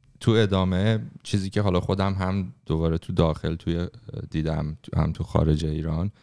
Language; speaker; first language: Persian; native; Persian